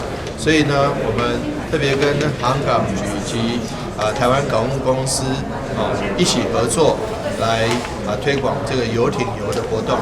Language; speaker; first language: Chinese; native; Chinese